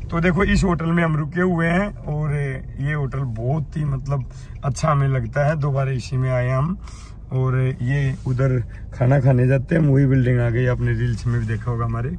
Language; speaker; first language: Hindi; native; Hindi